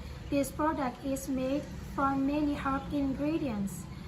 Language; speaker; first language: English; non-native, learner; Thai